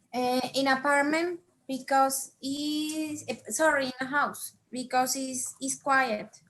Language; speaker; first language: English; non-native, learner; Spanish